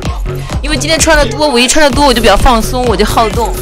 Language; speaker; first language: Chinese; native; Chinese